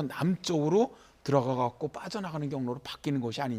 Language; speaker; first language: Korean; native; Korean